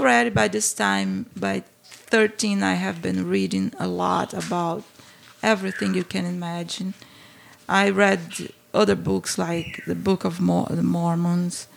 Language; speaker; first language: English; non-native, fluent; Portuguese